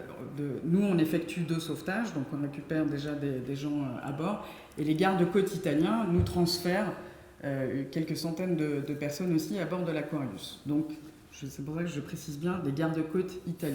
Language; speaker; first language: French; native; French